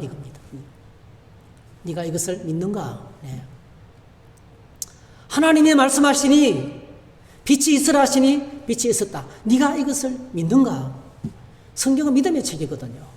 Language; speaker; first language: Korean; native; Korean